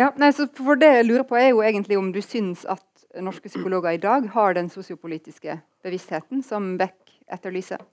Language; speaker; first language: Norwegian; native; Norwegian